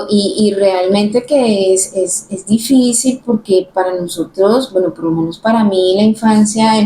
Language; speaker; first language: Spanish; native; Spanish